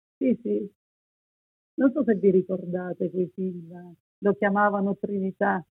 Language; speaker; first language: Italian; native; Italian